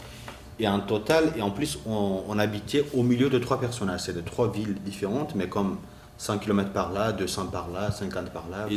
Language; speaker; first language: French; non-native, fluent; Kurdish